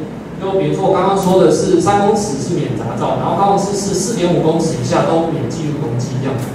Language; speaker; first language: Chinese; native; Chinese